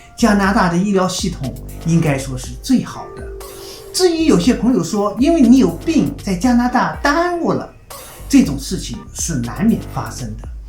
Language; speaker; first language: Chinese; native; Chinese